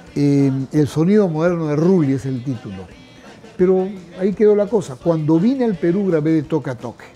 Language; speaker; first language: Spanish; native; Spanish